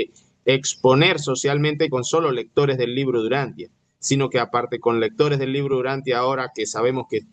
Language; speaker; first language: Spanish; native; Spanish